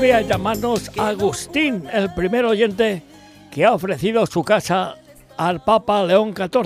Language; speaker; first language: Spanish; native; Spanish